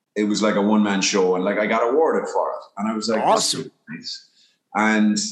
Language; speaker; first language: English; native; English